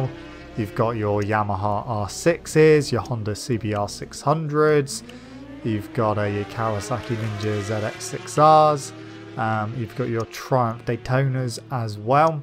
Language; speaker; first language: English; native; English